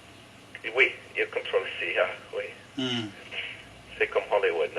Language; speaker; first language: French; non-native, fluent; English